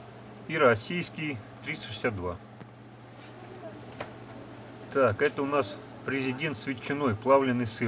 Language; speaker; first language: Russian; native; Russian